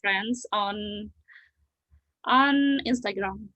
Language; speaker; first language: English; non-native, learner; Indonesian